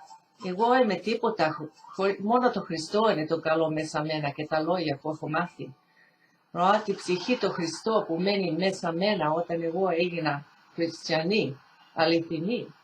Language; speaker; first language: Greek; early bilingual, heritage; Greek